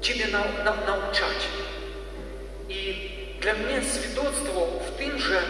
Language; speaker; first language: Polish; non-native, learner; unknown